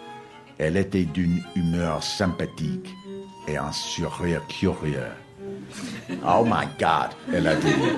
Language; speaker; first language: French; non-native, learner; English